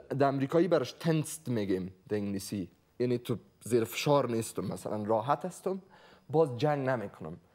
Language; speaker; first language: Persian; native; Persian